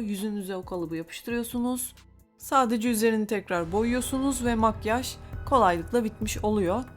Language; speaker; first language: Turkish; native; Turkish